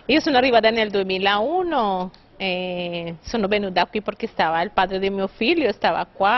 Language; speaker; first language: Italian; non-native, fluent; Spanish